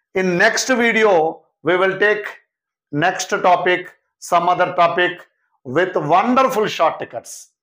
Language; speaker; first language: English; non-native, local second language; Telugu